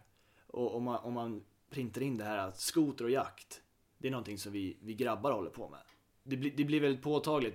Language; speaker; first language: Swedish; native; Swedish